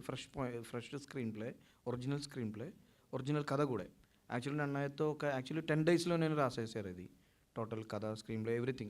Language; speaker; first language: Telugu; non-native, learner; Malayalam